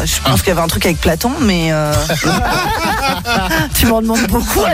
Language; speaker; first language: French; native; French